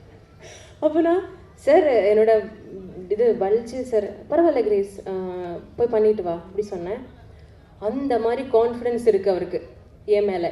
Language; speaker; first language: Tamil; non-native, learner; Malayalam